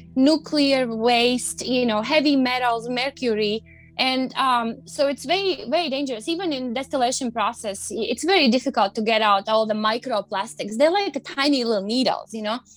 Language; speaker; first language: English; non-native, fluent; Latvian